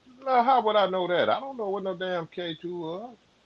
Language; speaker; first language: English; native; English